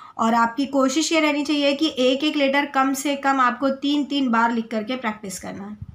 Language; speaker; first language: Hindi; native; Hindi